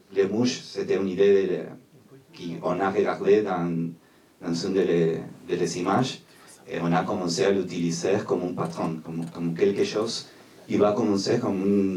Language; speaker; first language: French; non-native, fluent; Spanish